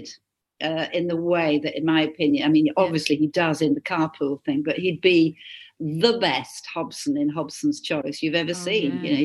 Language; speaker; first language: English; native; English